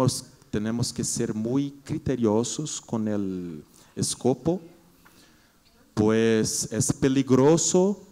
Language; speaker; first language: Spanish; non-native, learner; Portuguese